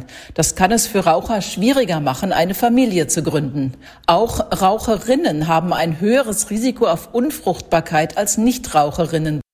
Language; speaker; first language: German; native; German